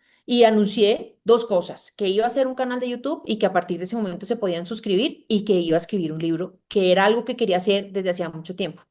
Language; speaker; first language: Spanish; native; Spanish